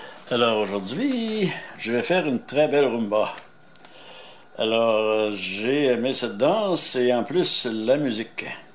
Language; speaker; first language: French; native; French